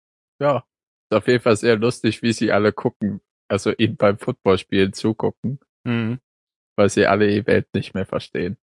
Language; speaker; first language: German; native; German